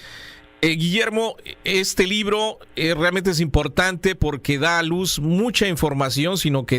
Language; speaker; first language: Spanish; native; Spanish